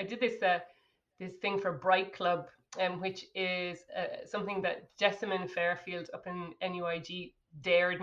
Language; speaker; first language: English; native; English